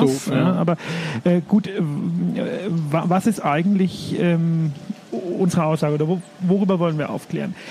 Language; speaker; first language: German; native; German